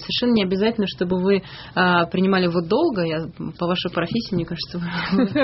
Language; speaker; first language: Russian; native; Russian